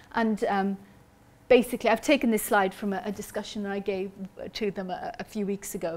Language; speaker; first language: English; native; English